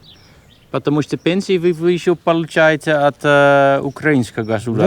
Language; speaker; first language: Russian; non-native, learner; Dutch